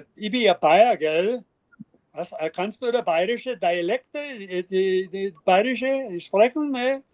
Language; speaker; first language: German; non-native, learner; English